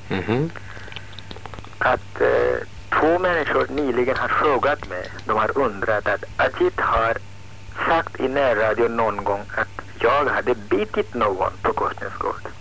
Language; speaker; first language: Swedish; non-native, fluent; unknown